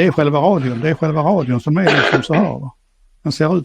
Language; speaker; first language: Swedish; native; Swedish